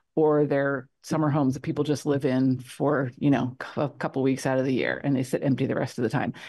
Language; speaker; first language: English; native; English